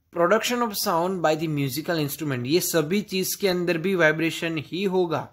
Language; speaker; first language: Hindi; non-native, local second language; Gujarati